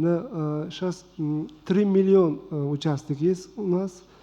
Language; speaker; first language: Russian; non-native, learner; Uzbek